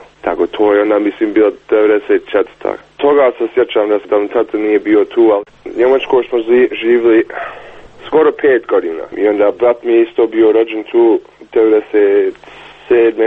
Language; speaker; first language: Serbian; early bilingual, heritage; Bosnian